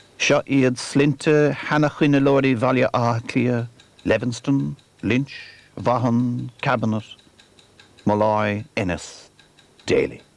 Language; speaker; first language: Irish; native; Irish